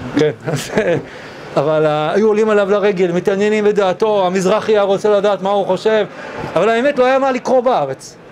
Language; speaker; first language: Hebrew; early bilingual, other home language; English